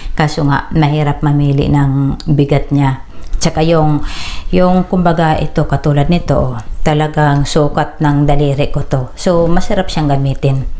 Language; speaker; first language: Filipino; native; Filipino